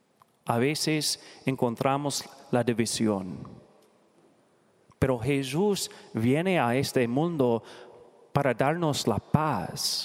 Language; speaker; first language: Spanish; non-native, learner; English